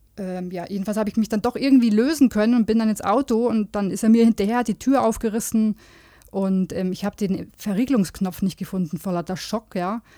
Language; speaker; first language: German; native; German